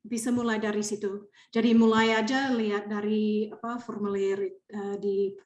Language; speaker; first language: Indonesian; non-native, fluent; English